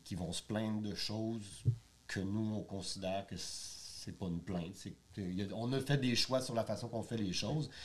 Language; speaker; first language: French; native; French